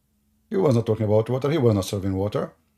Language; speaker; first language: English; non-native, fluent; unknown